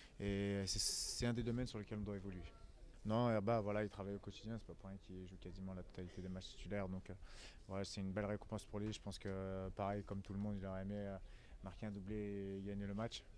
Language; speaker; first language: French; native; French